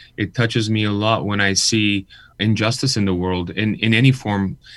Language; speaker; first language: English; early bilingual, other home language; Armenian